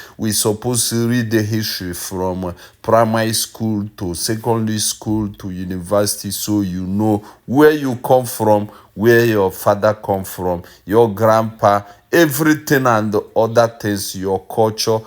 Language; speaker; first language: Nigerian Pidgin; non-native, local second language; Igbo